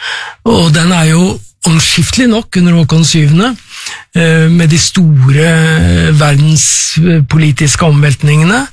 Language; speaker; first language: Norwegian; native; Norwegian